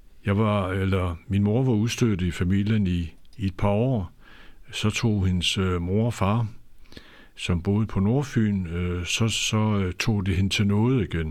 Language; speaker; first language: Danish; native; Danish